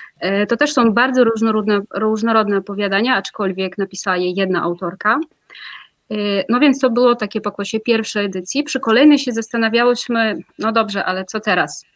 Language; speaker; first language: Polish; non-native, fluent; Russian